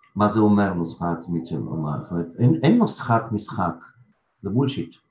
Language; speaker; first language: Hebrew; early bilingual, other home language; Russian